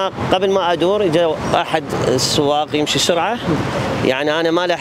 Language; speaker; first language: Arabic; native; Arabic